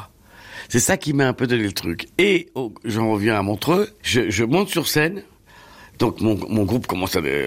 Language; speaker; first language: French; native; French